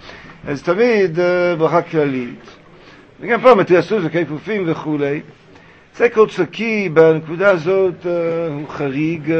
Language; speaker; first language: Hebrew; native; Hebrew